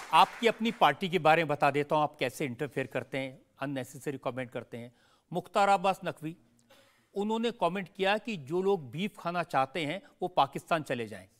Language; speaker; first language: Hindi; native; Hindi